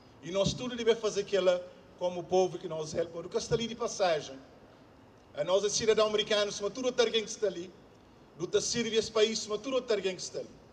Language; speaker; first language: Portuguese; non-native, local second language; Kabuverdianu